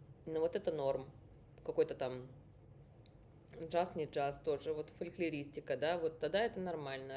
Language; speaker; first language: Russian; native; Russian